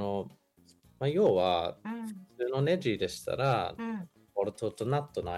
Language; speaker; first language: Japanese; non-native, fluent; English